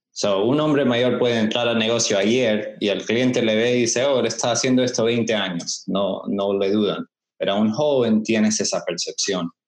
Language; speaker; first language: Spanish; early bilingual, heritage; Spanish